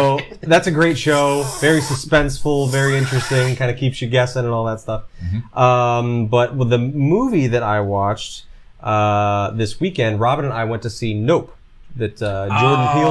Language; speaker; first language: English; native; English